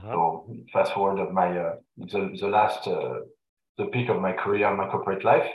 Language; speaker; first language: English; non-native, fluent; French